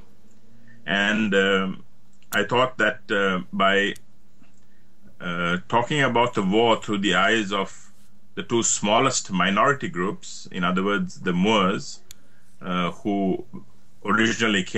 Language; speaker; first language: English; native; English